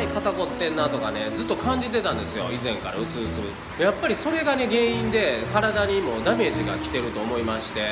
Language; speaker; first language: Japanese; native; Japanese